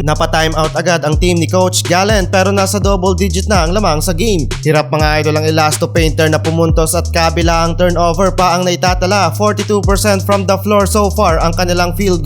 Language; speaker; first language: Filipino; native; Filipino